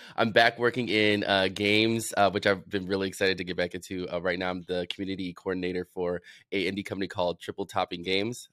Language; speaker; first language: English; native; English